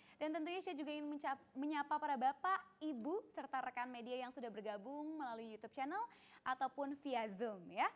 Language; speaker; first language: Indonesian; native; Indonesian